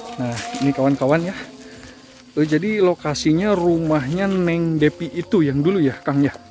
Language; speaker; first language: Indonesian; non-native, local second language; Sundanese